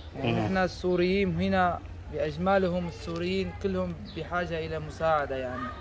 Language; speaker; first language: Arabic; native; Arabic